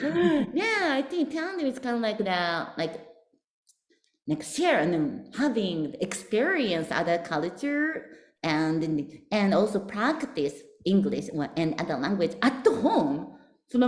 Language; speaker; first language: English; non-native, learner; Japanese